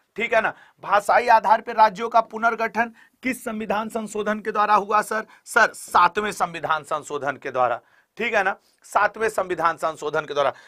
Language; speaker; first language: Hindi; native; Hindi